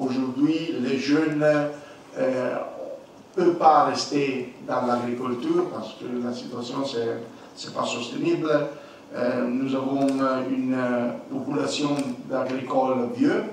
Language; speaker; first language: French; non-native, learner; Italian